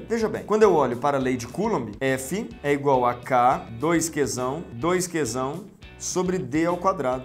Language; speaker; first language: Portuguese; native; Portuguese